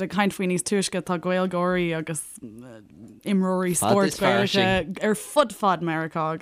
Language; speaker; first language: Irish; native; Irish